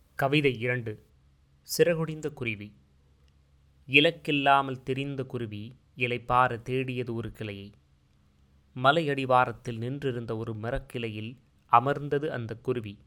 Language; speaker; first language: Tamil; native; Tamil